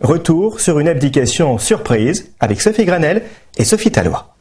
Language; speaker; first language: French; native; French